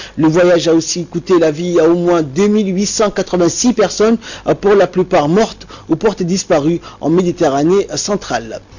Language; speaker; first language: French; non-native, local second language; Somali